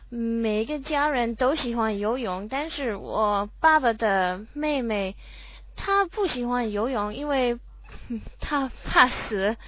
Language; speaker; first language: Chinese; non-native, learner; English